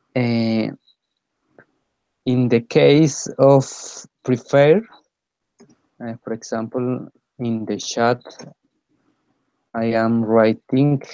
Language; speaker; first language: English; non-native, fluent; Spanish